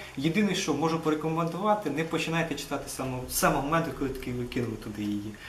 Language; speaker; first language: Ukrainian; native; Ukrainian